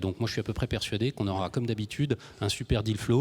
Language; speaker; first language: French; native; French